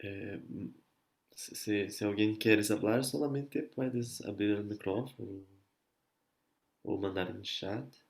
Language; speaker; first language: Spanish; non-native, learner; Portuguese